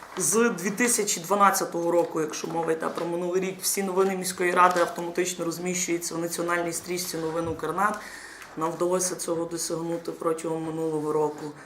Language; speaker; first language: Ukrainian; native; Ukrainian